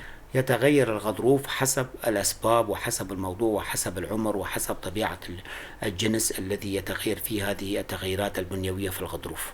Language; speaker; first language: Arabic; non-native, local second language; Kurdish